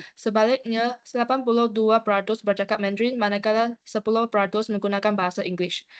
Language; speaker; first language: Malay; non-native, local second language; Chinese